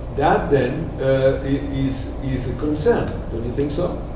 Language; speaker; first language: English; non-native, fluent; Spanish